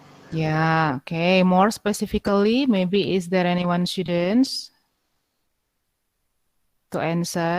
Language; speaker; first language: English; non-native, fluent; Indonesian